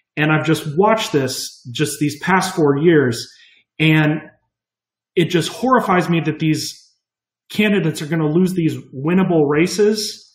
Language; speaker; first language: English; native; English